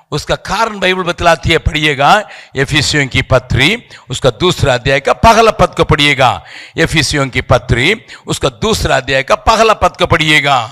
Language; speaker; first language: Hindi; non-native, local second language; Tamil